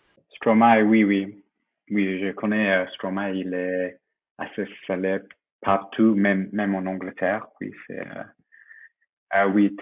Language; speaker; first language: French; non-native, fluent; English